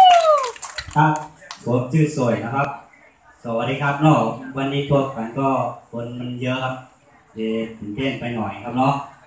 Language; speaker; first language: Thai; non-native, local second language; Shan